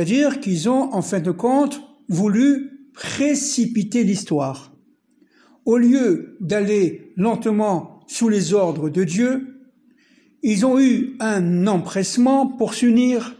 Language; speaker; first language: French; native; French